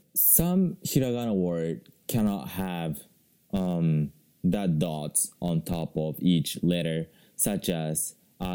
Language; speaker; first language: English; non-native, fluent; Japanese